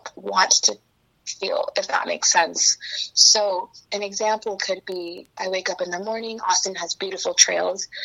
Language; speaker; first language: English; early bilingual, other home language; Chinese